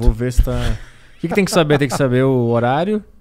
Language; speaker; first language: Portuguese; native; Portuguese